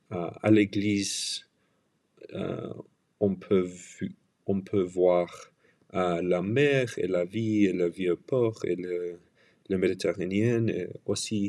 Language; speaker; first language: French; non-native, learner; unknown